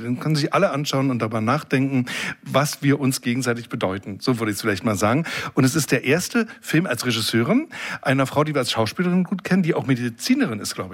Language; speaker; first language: German; native; German